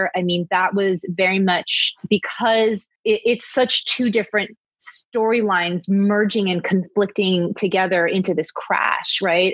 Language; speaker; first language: English; native; English